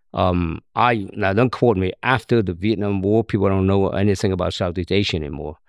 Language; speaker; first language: English; non-native, learner; Khmer